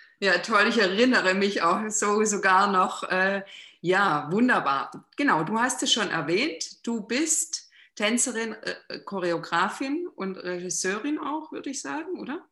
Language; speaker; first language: German; native; German